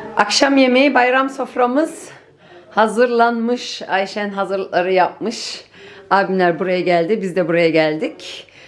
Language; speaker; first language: Turkish; early bilingual, heritage; Turkish